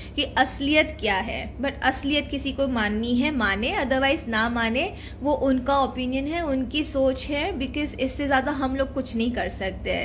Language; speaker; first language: Hindi; non-native, local second language; Gujarati